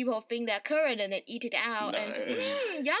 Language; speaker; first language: English; non-native, fluent; Chinese